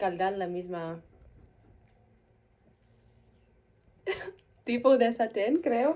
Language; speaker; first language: Spanish; non-native, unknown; English